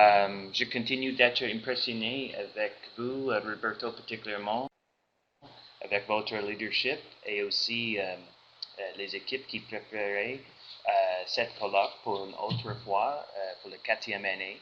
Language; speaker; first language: French; non-native, learner; English